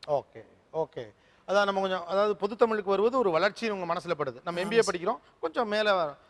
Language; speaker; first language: Tamil; native; Tamil